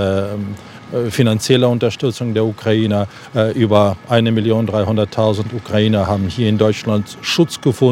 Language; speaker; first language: German; non-native, fluent; Ukrainian